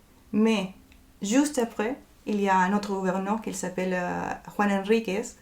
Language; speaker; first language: French; non-native, fluent; Spanish